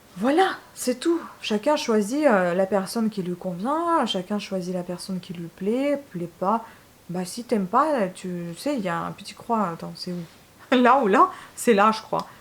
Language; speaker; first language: French; non-native, fluent; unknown